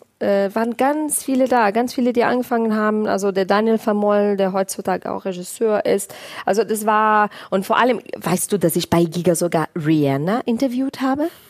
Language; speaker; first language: German; non-native, fluent; Portuguese